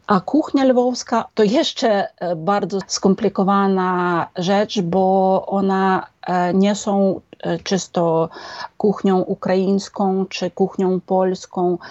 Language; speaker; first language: Polish; non-native, fluent; Ukrainian